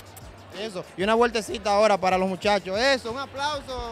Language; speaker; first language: Spanish; native; Spanish